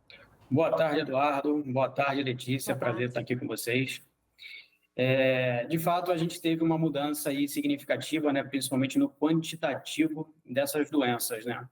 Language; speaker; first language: Portuguese; native; Portuguese